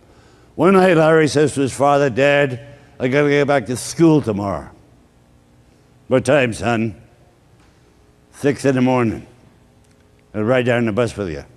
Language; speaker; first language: English; native; English